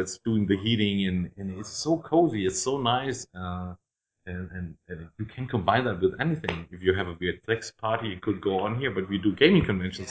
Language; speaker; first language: English; non-native, fluent; German